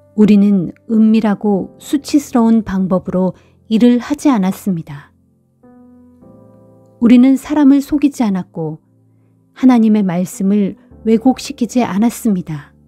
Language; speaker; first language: Korean; native; Korean